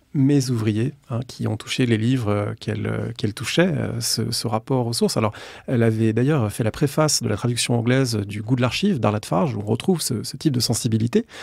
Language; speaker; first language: French; native; French